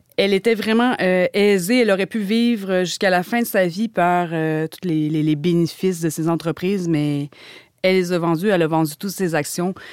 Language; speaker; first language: French; native; French